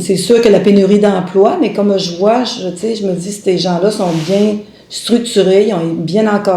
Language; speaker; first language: French; native; French